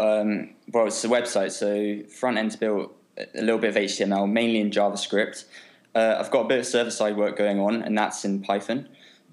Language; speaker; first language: English; native; English